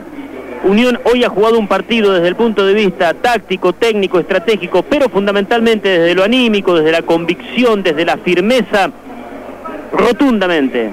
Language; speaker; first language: Spanish; native; Spanish